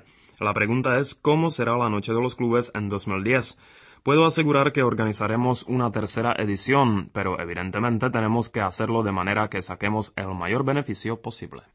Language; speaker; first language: Spanish; native; Spanish